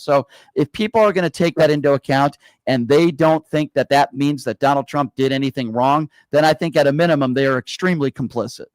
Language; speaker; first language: English; native; English